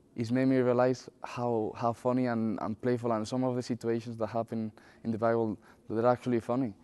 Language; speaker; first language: English; non-native, fluent; Spanish